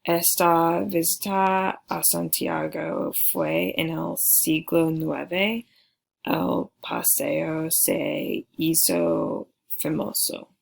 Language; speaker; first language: Spanish; non-native, learner; English